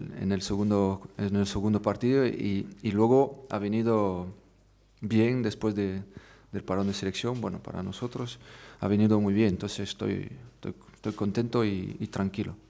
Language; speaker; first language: Spanish; non-native, fluent; French